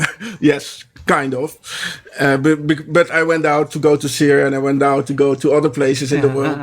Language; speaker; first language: English; non-native, fluent; Dutch